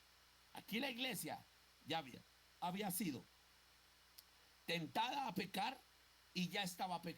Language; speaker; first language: Spanish; native; Spanish